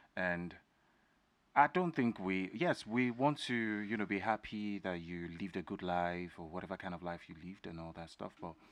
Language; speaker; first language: English; non-native, local second language; Yoruba